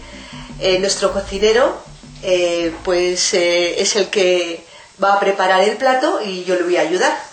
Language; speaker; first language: Spanish; native; Spanish